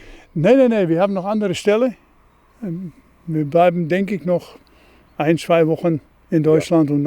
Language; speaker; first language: German; non-native, learner; Dutch